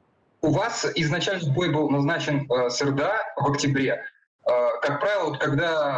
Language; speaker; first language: Russian; native; Russian